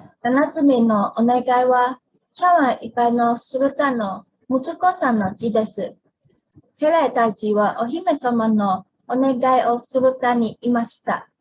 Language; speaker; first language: Japanese; non-native, learner; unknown